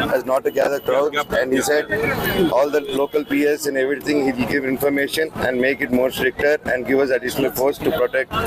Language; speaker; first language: English; non-native, local second language; Telugu